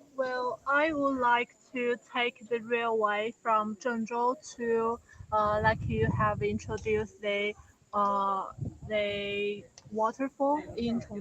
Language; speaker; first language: English; non-native, learner; Chinese